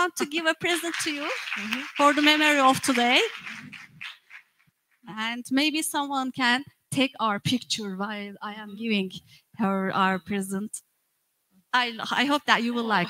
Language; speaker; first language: English; non-native, fluent; Turkish